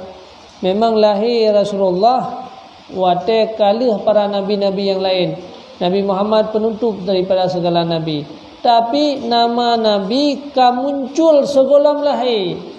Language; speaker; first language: Indonesian; non-native, local second language; Achinese